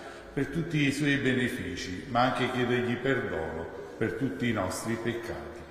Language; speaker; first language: Italian; native; Italian